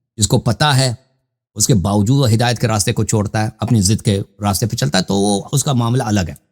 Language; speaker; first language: Urdu; native; Urdu